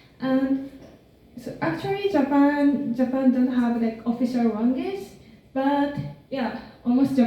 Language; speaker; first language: English; non-native, learner; Japanese